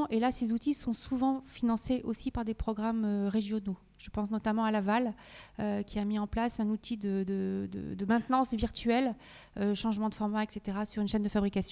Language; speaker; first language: French; native; French